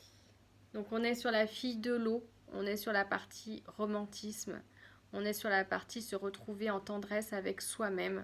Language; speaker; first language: French; native; French